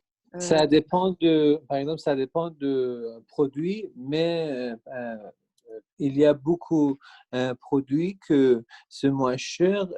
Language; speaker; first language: French; non-native, learner; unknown